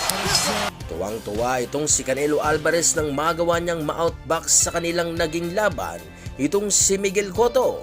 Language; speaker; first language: Filipino; non-native, local second language; Cebuano